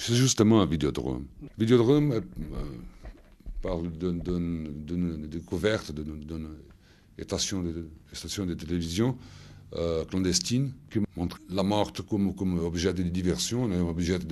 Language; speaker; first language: French; non-native, fluent; Portuguese